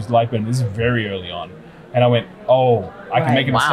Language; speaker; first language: English; native; English